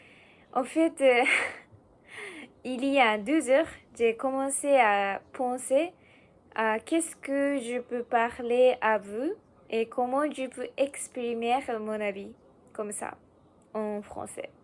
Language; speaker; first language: French; non-native, learner; Japanese